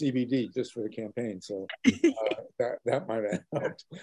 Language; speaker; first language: English; native; English